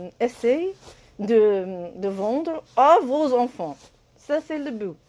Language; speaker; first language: French; non-native, learner; English